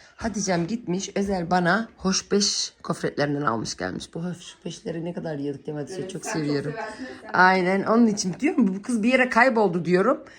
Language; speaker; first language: Turkish; early bilingual, heritage; Turkish